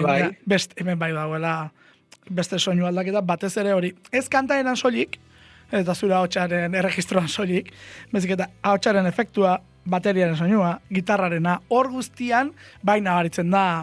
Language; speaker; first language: Basque; native; Basque